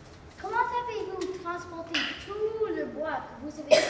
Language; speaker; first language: French; non-native, learner; English